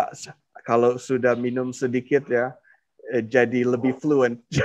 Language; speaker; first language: Indonesian; non-native, fluent; English